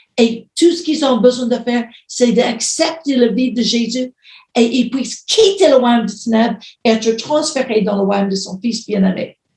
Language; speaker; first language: French; non-native, fluent; English